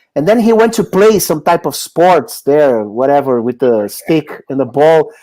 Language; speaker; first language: English; non-native, fluent; Portuguese